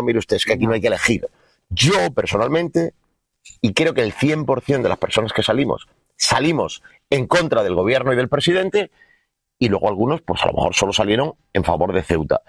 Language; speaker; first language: Spanish; native; Spanish